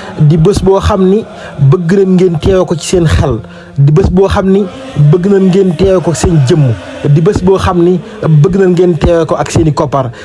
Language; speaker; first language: Wolof; native; Wolof